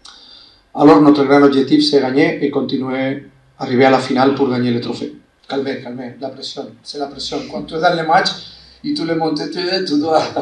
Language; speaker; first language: French; non-native, fluent; Spanish